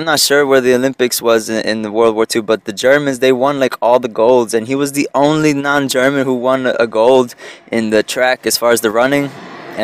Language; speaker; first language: English; early bilingual, other home language; Spanish